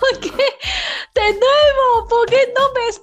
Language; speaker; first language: Spanish; non-native, learner; Chinese